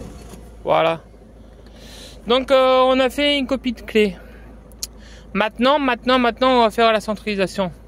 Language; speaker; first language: French; native; French